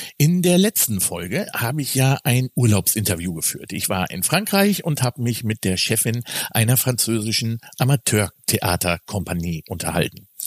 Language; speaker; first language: German; native; German